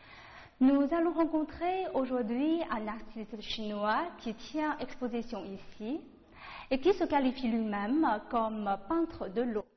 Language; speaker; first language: French; non-native, fluent; Chinese